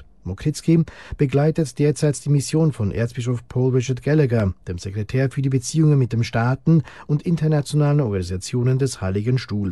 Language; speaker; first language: German; native; German